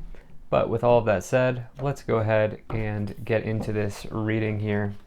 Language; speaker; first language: English; native; English